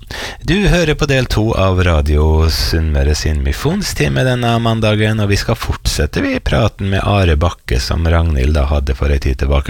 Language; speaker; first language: Norwegian; native; Norwegian